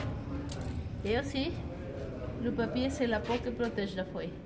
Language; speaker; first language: French; non-native, learner; Spanish